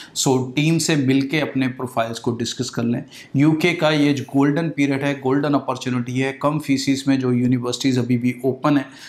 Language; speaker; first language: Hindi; non-native, local second language; Punjabi